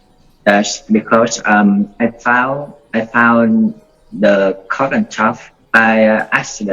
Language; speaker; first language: English; non-native, learner; Vietnamese